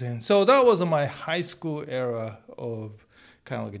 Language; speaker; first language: English; non-native, learner; Japanese